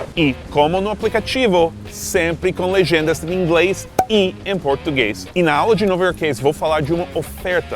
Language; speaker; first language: Portuguese; non-native, fluent; English